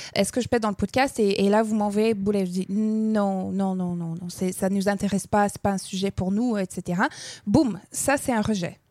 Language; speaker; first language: French; non-native, fluent; English